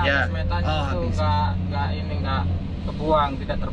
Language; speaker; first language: Indonesian; native; Indonesian